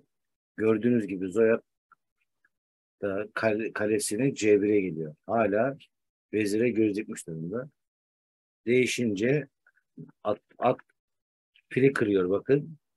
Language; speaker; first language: Turkish; native; Turkish